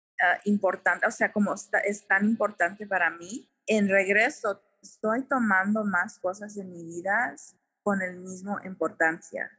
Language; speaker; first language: Spanish; early bilingual, heritage; Spanish